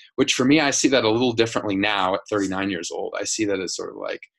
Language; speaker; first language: English; native; English